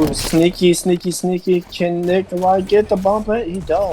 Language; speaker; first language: English; native; English